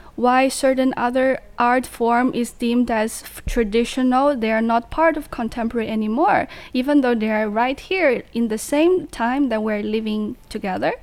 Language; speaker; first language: English; non-native, fluent; Chinese